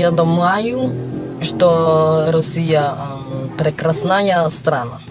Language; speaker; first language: Russian; non-native, learner; Filipino